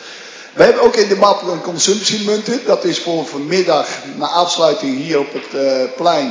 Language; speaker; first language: Dutch; native; Dutch